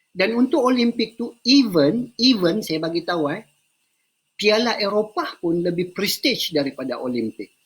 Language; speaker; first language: Malay; non-native, local second language; Central Dusun